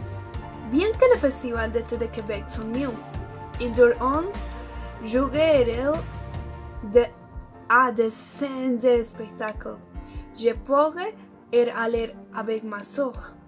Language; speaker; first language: French; non-native, learner; Spanish